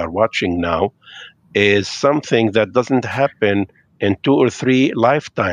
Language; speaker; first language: English; non-native, fluent; Arabic